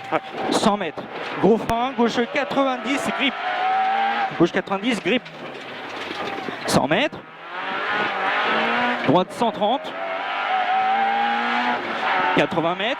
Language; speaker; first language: French; native; French